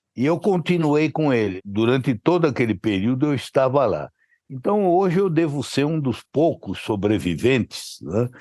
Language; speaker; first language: Portuguese; native; Portuguese